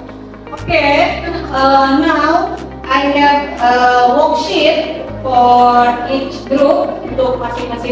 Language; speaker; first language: English; non-native, learner; Indonesian